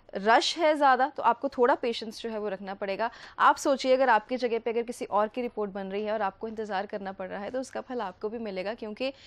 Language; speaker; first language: Hindi; native; Hindi